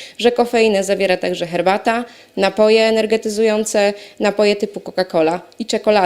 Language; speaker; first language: Polish; native; Polish